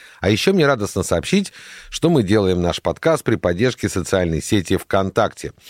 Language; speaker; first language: Russian; native; Russian